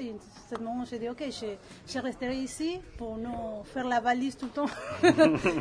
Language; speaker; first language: French; non-native, learner; Spanish